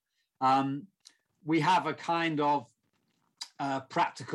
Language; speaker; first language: English; native; English